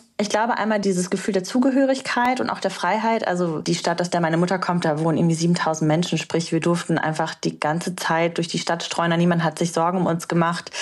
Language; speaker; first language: German; early bilingual, other home language; Romanian